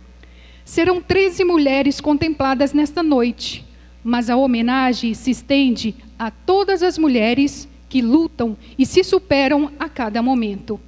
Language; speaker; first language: Portuguese; native; Portuguese